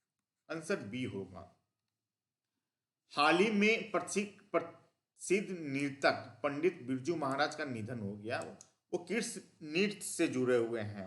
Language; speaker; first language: Hindi; native; Hindi